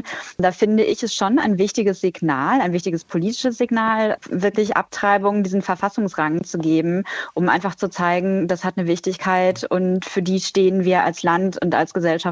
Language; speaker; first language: German; native; German